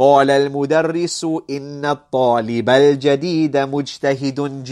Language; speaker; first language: Arabic; non-native, fluent; English